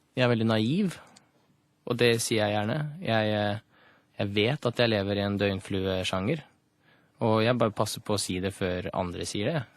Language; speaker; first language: Norwegian; early bilingual, other home language; Russian